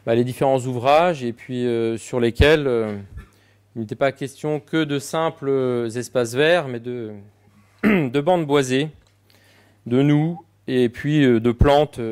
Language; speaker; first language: French; native; French